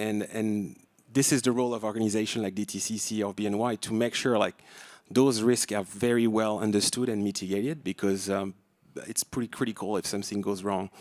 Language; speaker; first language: English; non-native, fluent; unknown